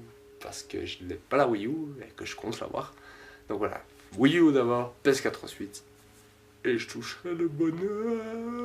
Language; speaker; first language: French; native; French